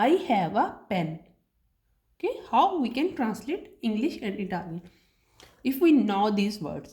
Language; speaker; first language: English; non-native, learner; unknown